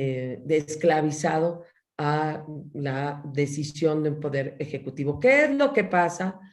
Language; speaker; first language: Spanish; native; Spanish